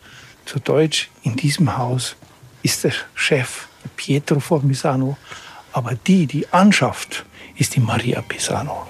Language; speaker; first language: German; native; German